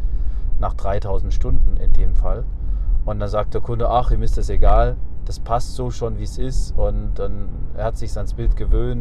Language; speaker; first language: German; native; German